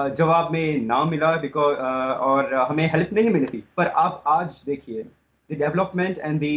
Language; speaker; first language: Hindi; non-native, local second language; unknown